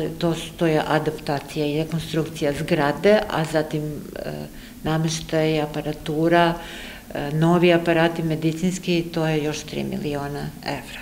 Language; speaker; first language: Serbian; native; Serbian